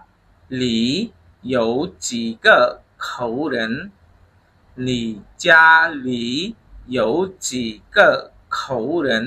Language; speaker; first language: Chinese; non-native, fluent; Khmer